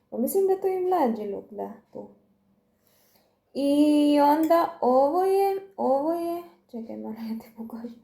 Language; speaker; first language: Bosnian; non-native, learner; Filipino